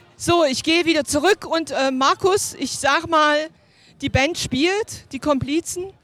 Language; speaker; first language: German; native; German